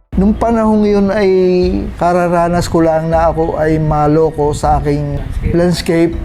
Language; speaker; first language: Filipino; native; Filipino